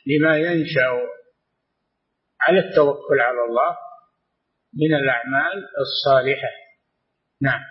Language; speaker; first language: Arabic; native; Arabic